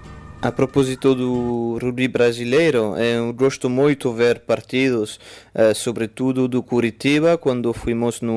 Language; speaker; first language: Portuguese; non-native, fluent; French